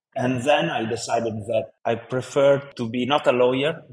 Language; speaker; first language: English; non-native, fluent; Italian